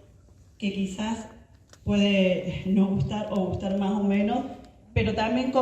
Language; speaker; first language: Spanish; native; Spanish